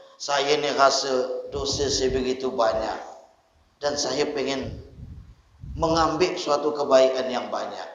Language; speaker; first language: Malay; native; Malay